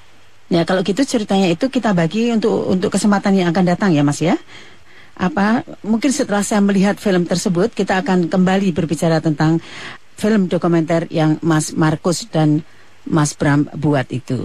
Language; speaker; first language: Indonesian; native; Indonesian